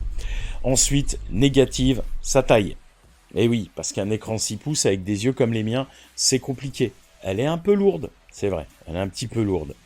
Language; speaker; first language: French; native; French